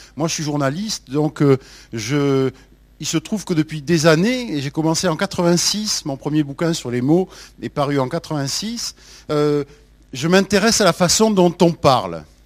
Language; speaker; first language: French; native; French